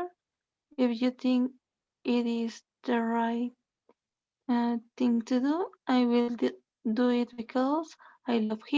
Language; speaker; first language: English; non-native, learner; Spanish